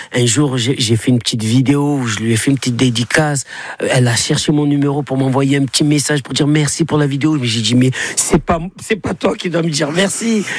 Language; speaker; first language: French; native; French